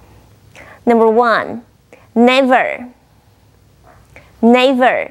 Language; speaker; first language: English; non-native, fluent; Chinese